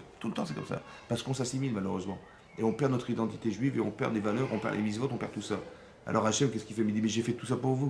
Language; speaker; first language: French; native; French